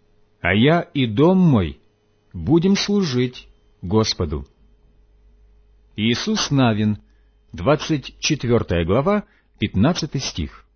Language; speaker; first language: Russian; native; Russian